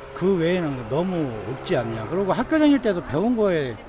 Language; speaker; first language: Korean; native; Korean